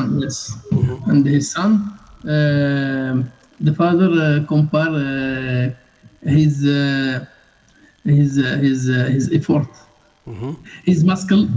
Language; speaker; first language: English; non-native, learner; Arabic